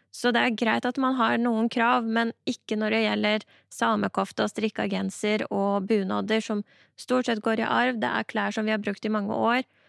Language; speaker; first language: Norwegian; early bilingual, other home language; Persian